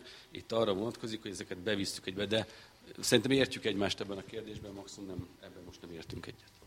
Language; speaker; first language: Hungarian; native; Hungarian